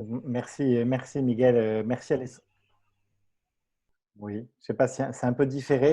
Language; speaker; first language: French; native; French